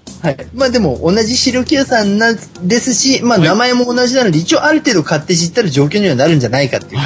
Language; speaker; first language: Japanese; native; Japanese